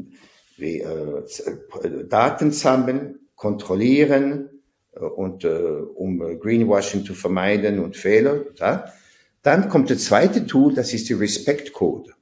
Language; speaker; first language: German; non-native, fluent; French